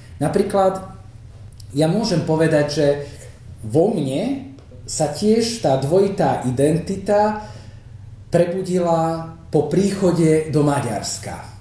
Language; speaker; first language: Slovak; native; Slovak